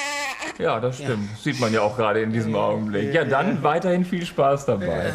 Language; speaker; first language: German; native; German